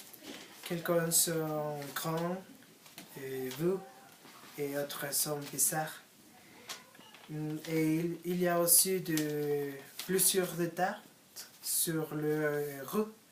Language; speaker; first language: French; non-native, learner; Spanish